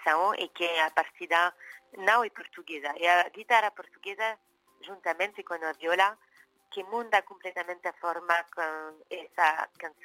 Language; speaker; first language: Portuguese; non-native, fluent; French